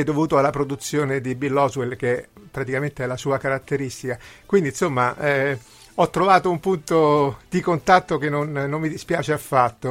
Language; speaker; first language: Italian; native; Italian